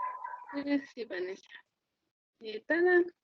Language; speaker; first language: French; non-native, learner; Spanish